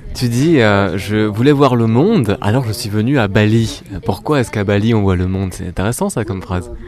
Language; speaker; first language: French; native; French